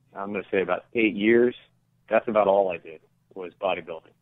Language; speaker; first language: English; native; English